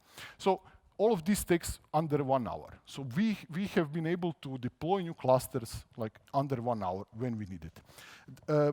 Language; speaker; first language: English; non-native, fluent; Croatian